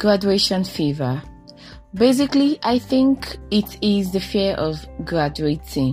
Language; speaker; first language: English; non-native, local second language; Igbo